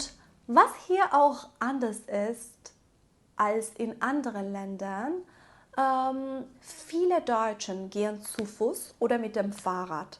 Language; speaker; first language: German; non-native, fluent; Persian